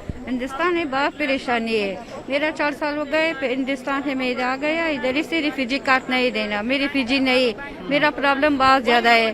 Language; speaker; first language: Hindi; non-native, learner; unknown